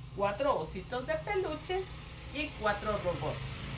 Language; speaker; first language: Spanish; native; Spanish